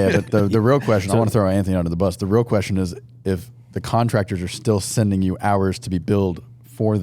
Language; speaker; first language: English; native; English